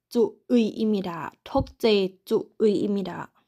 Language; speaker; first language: Korean; non-native, learner; Thai